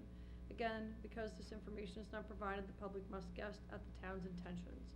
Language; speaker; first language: English; native; English